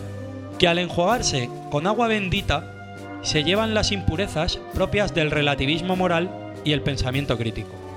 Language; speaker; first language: Spanish; native; Spanish